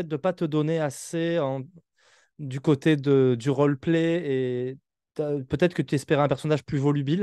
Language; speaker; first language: French; native; French